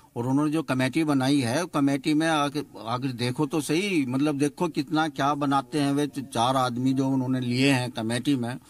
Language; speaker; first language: Hindi; native; Hindi